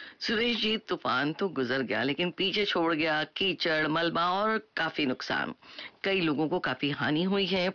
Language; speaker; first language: Hindi; native; Hindi